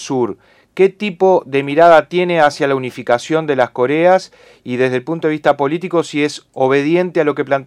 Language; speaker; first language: Spanish; native; Spanish